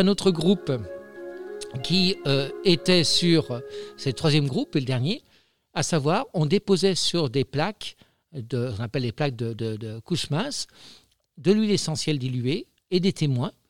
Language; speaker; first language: French; native; French